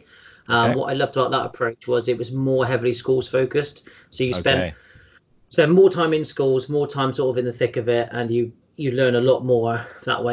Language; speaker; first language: English; native; English